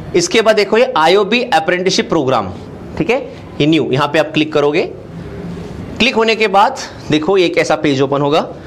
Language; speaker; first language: Hindi; non-native, local second language; Marathi